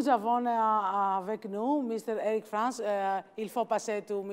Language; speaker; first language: French; non-native, learner; Greek